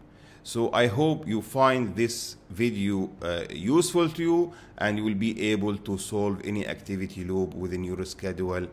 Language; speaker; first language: English; non-native, fluent; Arabic